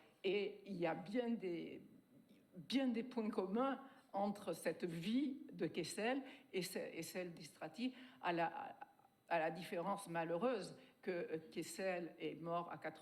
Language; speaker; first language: French; native; French